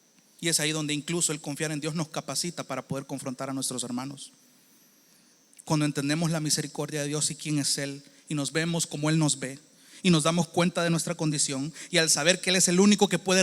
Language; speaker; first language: Spanish; native; Spanish